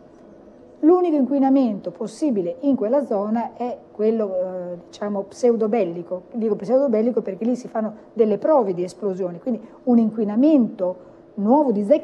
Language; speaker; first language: Italian; native; Italian